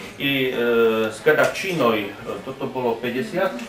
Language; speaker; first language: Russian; non-native, learner; Slovak